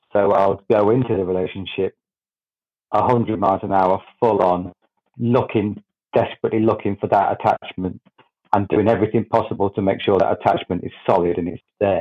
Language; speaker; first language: English; native; English